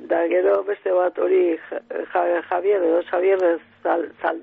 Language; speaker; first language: Basque; native; Basque